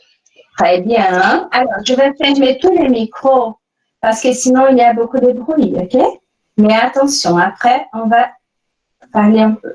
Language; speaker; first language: French; non-native, fluent; Portuguese